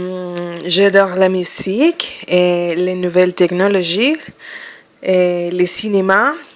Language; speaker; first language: French; non-native, fluent; Spanish